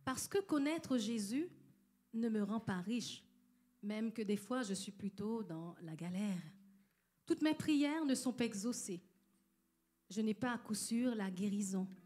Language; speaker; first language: French; native; French